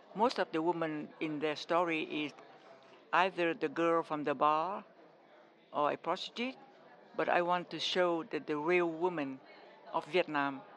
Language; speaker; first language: English; non-native, fluent; Vietnamese